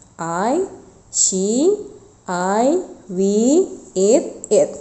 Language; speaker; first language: English; non-native, fluent; Indonesian